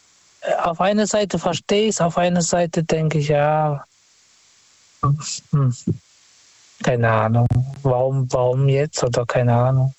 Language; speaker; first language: German; non-native, fluent; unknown